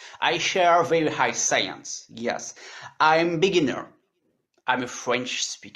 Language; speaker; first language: English; non-native, learner; French